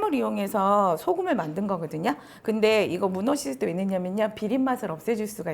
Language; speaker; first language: Korean; native; Korean